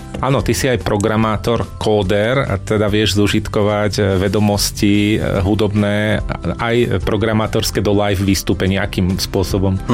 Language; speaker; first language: Slovak; native; Slovak